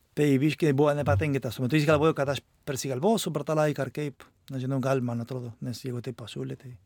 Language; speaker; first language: Lithuanian; non-native, fluent; Spanish